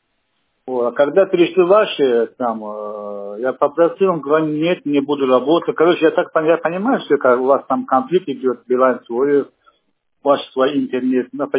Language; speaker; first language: Russian; non-native, fluent; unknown